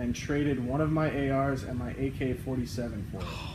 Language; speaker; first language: English; native; English